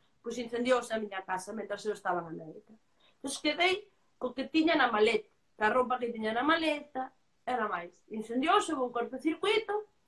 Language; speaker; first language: Galician; non-native, local second language; Spanish